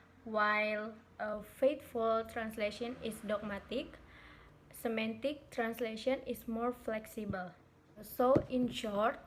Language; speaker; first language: English; non-native, learner; Indonesian